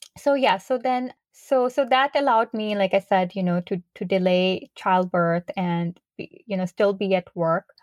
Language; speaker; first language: English; non-native, local second language; Urdu